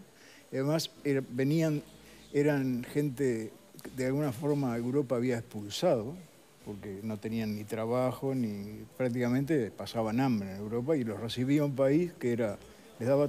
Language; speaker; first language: Spanish; native; Spanish